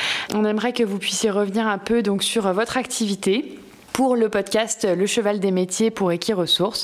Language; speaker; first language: French; native; French